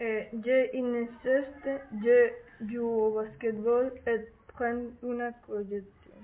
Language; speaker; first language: French; non-native, learner; Spanish